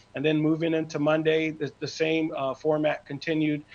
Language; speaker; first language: English; native; English